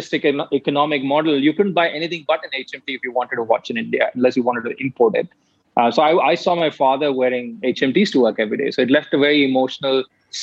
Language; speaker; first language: English; non-native, local second language; Tamil